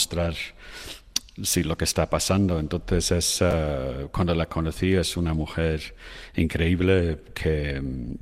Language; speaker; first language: Spanish; non-native, fluent; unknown